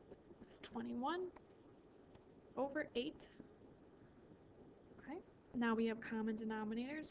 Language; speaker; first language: English; native; English